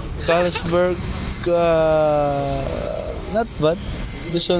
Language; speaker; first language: English; non-native, local second language; Filipino